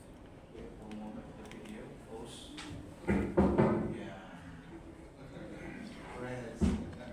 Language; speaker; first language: English; non-native, fluent; Indonesian